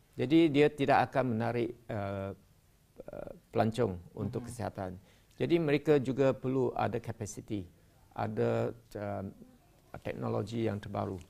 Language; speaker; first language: Malay; non-native, local second language; Chinese